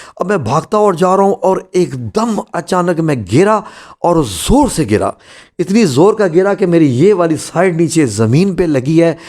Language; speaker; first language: Urdu; non-native, local second language; Punjabi